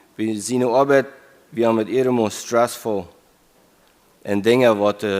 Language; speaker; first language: German; non-native, learner; English